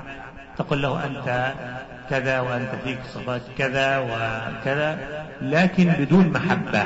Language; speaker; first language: Arabic; native; Arabic